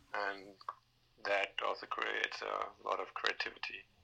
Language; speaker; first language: English; non-native, fluent; Danish